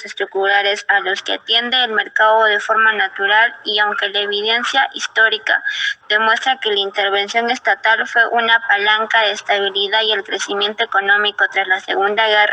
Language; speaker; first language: Spanish; native; Spanish